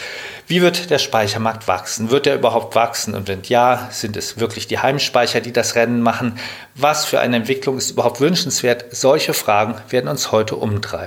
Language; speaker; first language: German; native; German